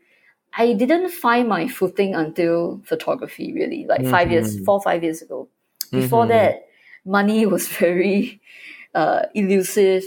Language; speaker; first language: English; native; English